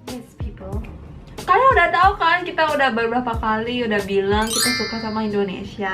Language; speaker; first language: Indonesian; early bilingual, heritage; Korean